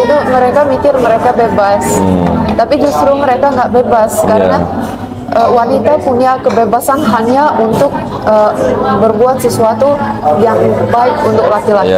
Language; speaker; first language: Indonesian; non-native, fluent; Finnish